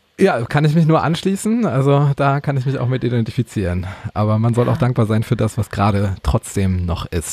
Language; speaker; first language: German; native; German